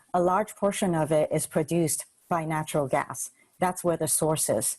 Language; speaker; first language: English; non-native, local second language; Cantonese